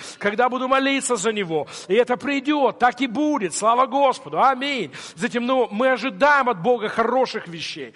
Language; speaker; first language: Russian; non-native, local second language; Ukrainian